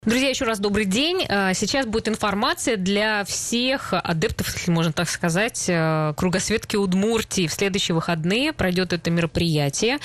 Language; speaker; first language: Russian; native; Russian